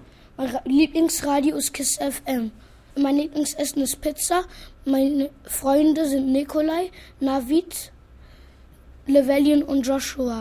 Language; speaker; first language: German; early bilingual, other home language; English